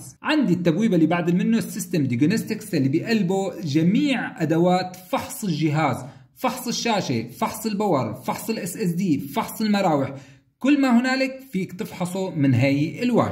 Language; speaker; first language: Arabic; native; Arabic